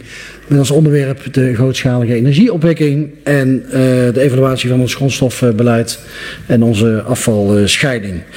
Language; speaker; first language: Dutch; native; Dutch